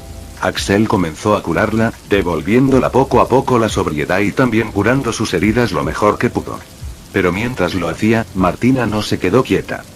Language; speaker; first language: Spanish; native; Spanish